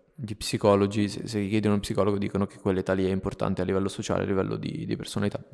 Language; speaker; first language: Italian; native; Italian